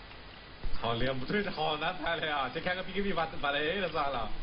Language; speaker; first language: Chinese; native; Chinese